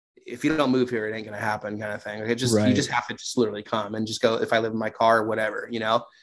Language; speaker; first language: English; native; English